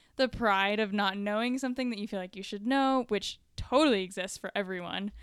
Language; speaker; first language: English; native; English